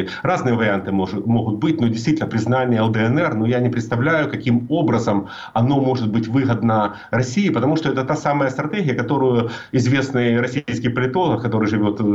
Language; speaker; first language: Russian; native; Russian